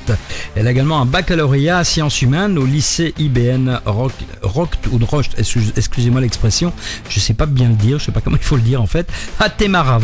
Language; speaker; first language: French; native; French